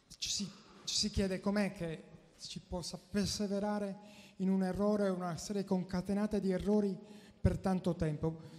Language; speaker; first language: Italian; native; Italian